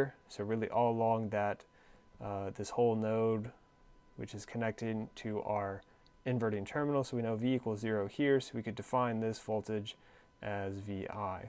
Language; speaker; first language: English; native; English